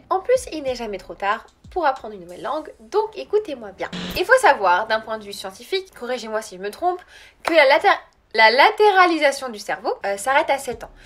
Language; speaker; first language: French; early bilingual, other home language; Arabic